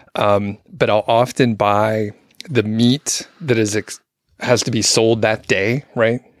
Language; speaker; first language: English; early bilingual, other home language; Filipino